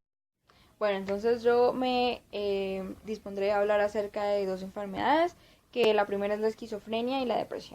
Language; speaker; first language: Spanish; native; Spanish